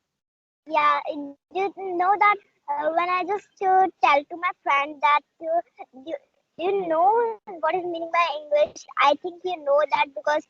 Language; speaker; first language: English; non-native, learner; Hindi